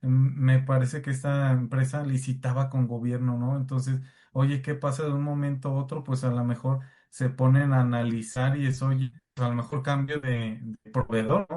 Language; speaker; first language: Spanish; native; Spanish